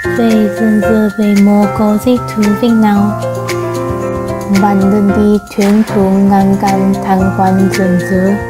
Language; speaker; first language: Vietnamese; non-native, learner; Chinese